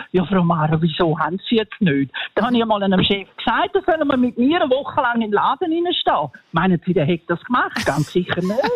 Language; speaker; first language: German; native; German